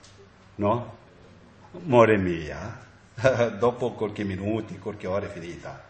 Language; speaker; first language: Italian; non-native, learner; Tibetan